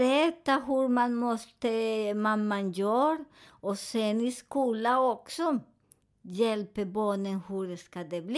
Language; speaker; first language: Swedish; non-native, learner; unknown